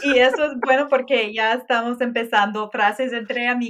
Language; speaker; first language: Spanish; non-native, fluent; English